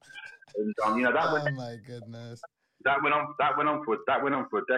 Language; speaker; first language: English; native; English